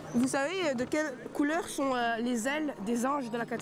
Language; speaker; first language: French; native; French